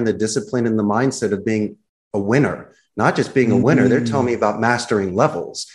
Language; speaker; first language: English; native; English